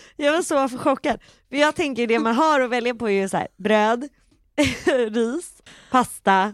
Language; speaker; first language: Swedish; native; Swedish